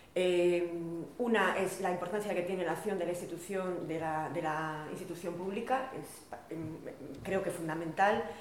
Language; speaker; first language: Spanish; non-native, local second language; Galician